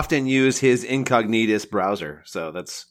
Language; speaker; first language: English; native; English